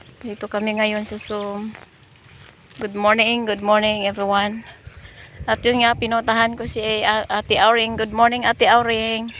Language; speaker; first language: Filipino; non-native, local second language; Cebuano